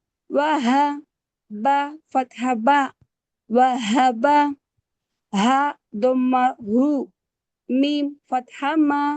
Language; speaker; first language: Arabic; non-native, learner; Telugu